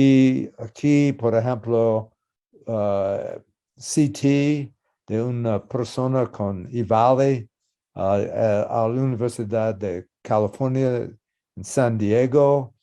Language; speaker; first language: Spanish; non-native, learner; English